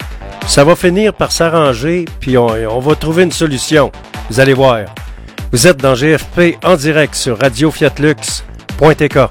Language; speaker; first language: French; native; French